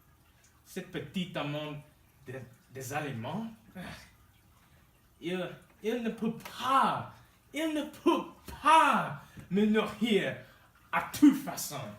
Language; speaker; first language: French; non-native, learner; English